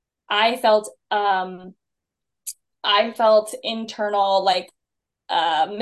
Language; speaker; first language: English; native; English